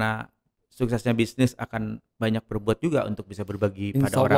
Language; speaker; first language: Indonesian; native; Indonesian